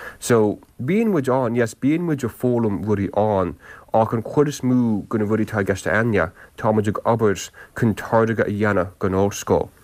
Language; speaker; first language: Irish; non-native, local second language; English